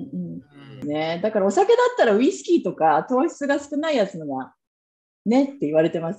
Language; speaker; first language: Japanese; native; Japanese